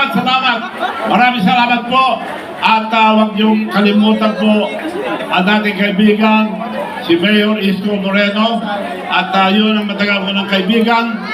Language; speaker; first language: Filipino; non-native, local second language; Iloko